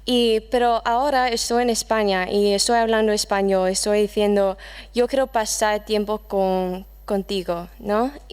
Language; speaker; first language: Spanish; non-native, fluent; English